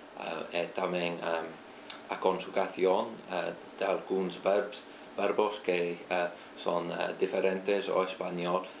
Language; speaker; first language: Spanish; non-native, fluent; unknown